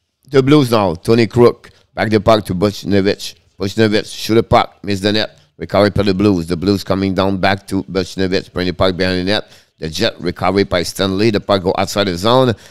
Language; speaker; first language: English; non-native, fluent; French